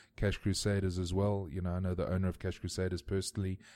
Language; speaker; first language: English; native; English